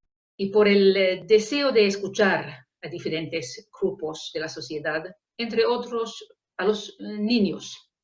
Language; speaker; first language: Spanish; non-native, fluent; Finnish